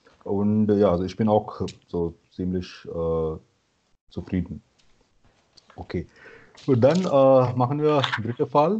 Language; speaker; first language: German; non-native, fluent; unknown